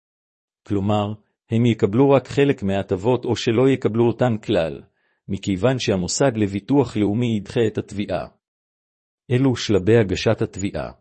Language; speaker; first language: Hebrew; native; Hebrew